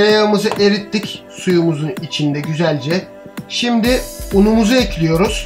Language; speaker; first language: Turkish; native; Turkish